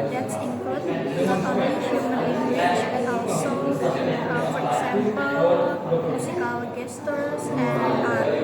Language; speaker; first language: English; non-native, learner; Indonesian